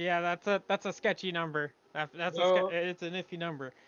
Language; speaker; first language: English; native; English